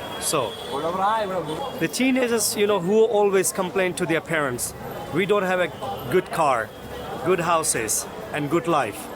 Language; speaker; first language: English; non-native, fluent; Hindi